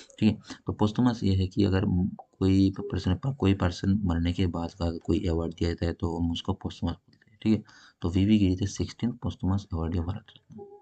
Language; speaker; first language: Hindi; non-native, local second language; Bangla